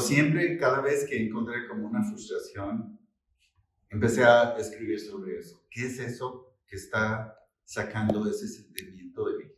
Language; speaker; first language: Spanish; non-native, fluent; English